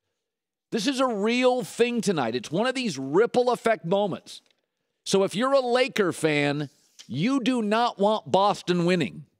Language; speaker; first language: English; native; English